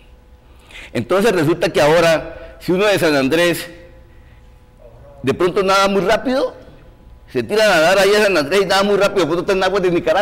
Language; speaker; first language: Spanish; native; Spanish